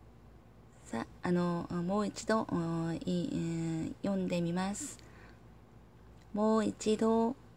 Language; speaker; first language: Japanese; non-native, learner; Korean